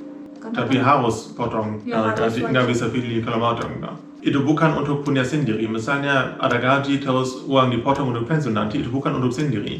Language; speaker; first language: Indonesian; non-native, fluent; German